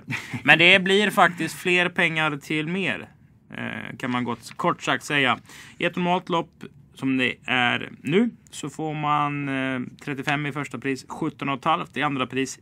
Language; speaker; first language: Swedish; native; Swedish